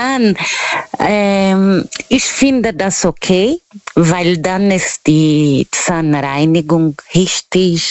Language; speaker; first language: German; non-native, learner; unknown